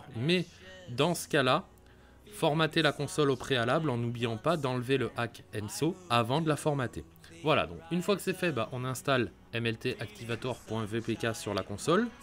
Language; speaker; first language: French; native; French